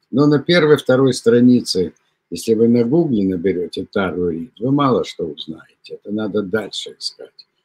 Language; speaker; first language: Russian; native; Russian